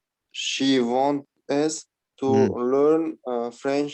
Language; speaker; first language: English; non-native, learner; Uzbek